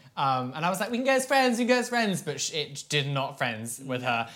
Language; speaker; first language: English; native; English